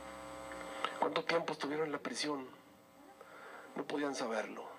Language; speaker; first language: Spanish; native; Spanish